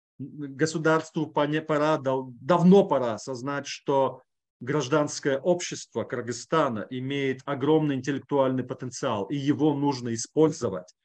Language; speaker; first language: Russian; native; Russian